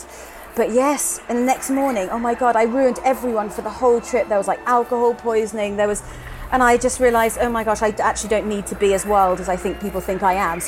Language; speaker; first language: English; native; English